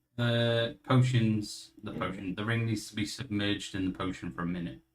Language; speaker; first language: English; native; English